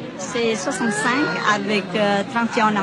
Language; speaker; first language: French; non-native, local second language; Vietnamese